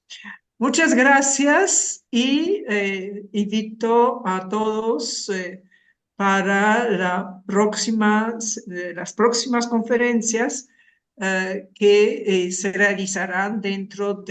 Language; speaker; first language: Spanish; non-native, fluent; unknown